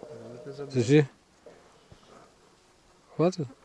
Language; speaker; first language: Russian; non-native, learner; Danish